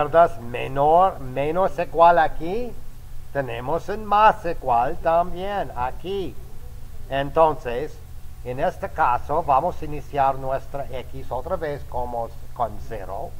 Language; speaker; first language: Spanish; non-native, fluent; English